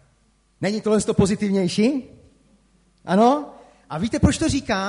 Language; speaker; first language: Czech; native; Czech